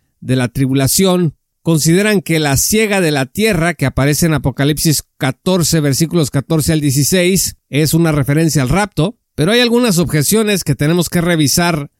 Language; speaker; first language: Spanish; native; Spanish